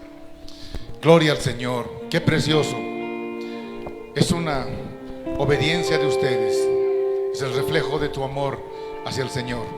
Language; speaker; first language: Spanish; native; Spanish